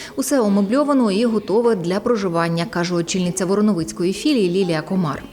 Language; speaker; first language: Ukrainian; native; Ukrainian